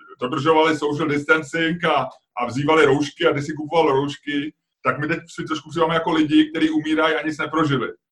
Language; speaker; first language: Czech; native; Czech